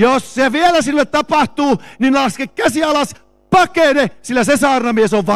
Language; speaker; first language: Finnish; native; Finnish